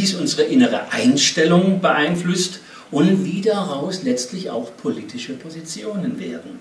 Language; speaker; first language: German; native; German